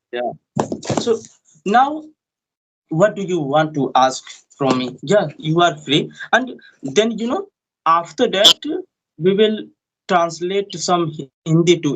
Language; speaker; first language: English; non-native, learner; Hindi